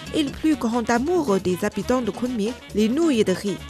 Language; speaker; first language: French; non-native, fluent; Ukrainian